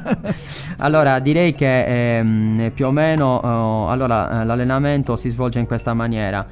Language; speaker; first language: Italian; native; Italian